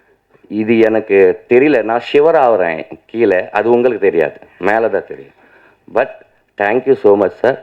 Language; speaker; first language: Tamil; non-native, learner; Telugu